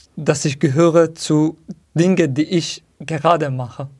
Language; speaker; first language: German; non-native, fluent; Arabic